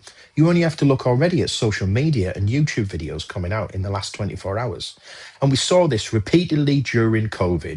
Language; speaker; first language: English; native; English